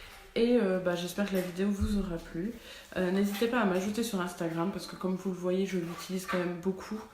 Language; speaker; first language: French; native; French